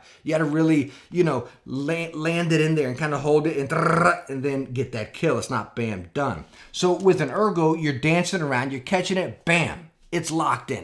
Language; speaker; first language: English; native; English